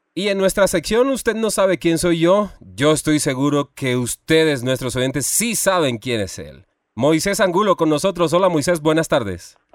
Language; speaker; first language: Spanish; native; Spanish